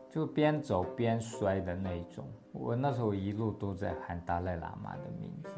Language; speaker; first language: Chinese; non-native, local second language; Tibetan